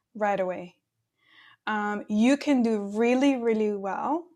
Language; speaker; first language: English; early bilingual, other home language; Spanish